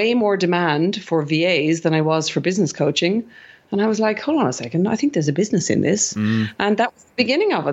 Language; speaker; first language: English; native; English